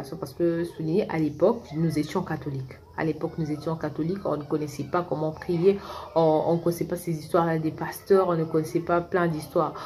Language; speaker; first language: French; non-native, local second language; Lingala